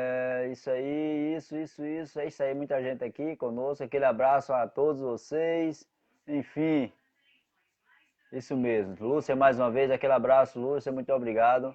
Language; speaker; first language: Portuguese; native; Portuguese